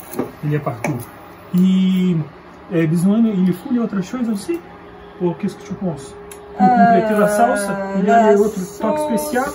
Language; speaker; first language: French; non-native, learner; Portuguese